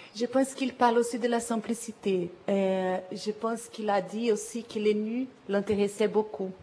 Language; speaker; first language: French; non-native, fluent; Portuguese